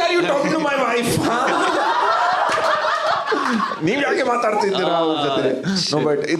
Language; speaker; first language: Kannada; non-native, learner; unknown